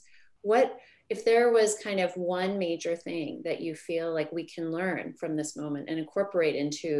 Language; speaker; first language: English; native; English